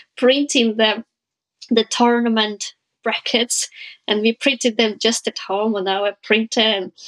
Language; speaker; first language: English; non-native, fluent; Ukrainian